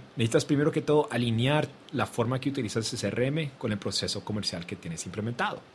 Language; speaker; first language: Spanish; native; Spanish